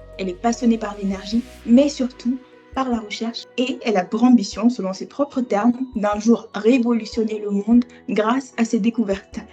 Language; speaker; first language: French; native; French